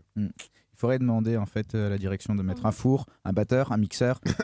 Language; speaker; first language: French; native; French